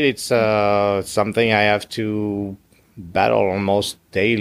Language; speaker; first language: English; non-native, fluent; French